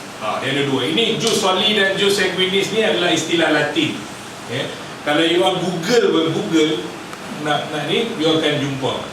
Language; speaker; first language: Malay; native; Malay